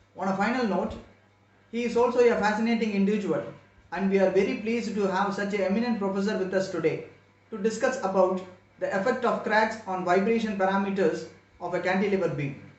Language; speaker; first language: English; non-native, local second language; Tamil